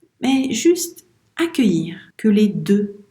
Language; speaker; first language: French; native; French